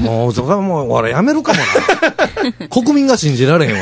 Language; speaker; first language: Japanese; native; Japanese